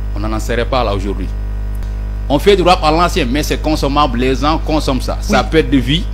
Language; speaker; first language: French; non-native, local second language; Fula